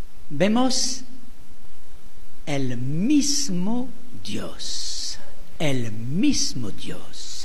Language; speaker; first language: Spanish; non-native, fluent; French